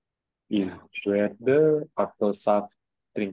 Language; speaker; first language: German; non-native, learner; Indonesian